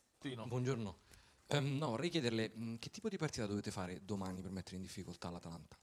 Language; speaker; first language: Italian; native; Italian